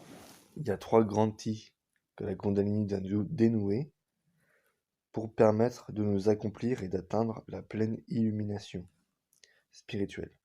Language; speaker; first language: French; native; French